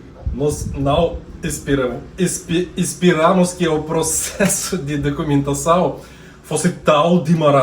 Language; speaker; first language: Portuguese; non-native, learner; Russian